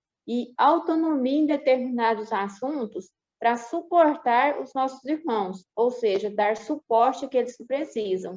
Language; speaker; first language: Portuguese; native; Portuguese